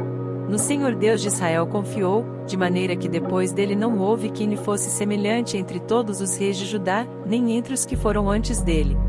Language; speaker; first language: Portuguese; native; Portuguese